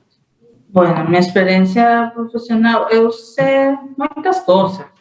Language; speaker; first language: Portuguese; non-native, learner; Spanish